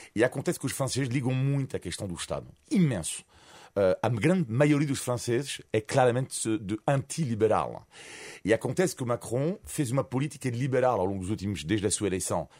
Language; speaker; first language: Portuguese; non-native, fluent; French